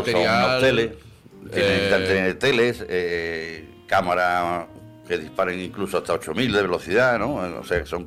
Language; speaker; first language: Spanish; native; Spanish